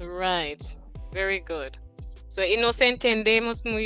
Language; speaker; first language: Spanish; non-native, fluent; English